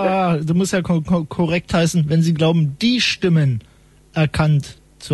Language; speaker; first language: German; native; German